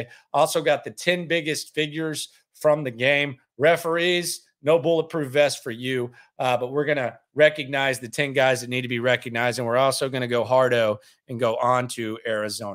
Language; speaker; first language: English; native; English